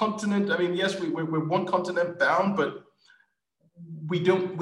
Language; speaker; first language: English; non-native, local second language; Yoruba